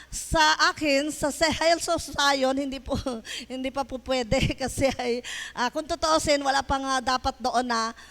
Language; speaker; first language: Filipino; native; Filipino